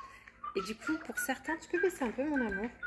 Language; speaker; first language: French; native; French